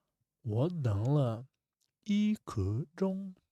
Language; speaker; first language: Chinese; non-native, fluent; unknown